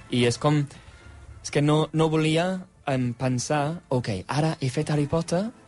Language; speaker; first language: Catalan; non-native, fluent; English